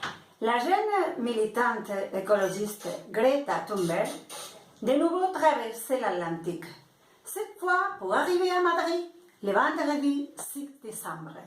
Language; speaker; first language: French; non-native, fluent; Spanish